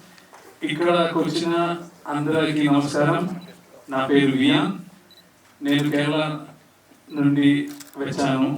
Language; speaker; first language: Telugu; non-native, learner; Malayalam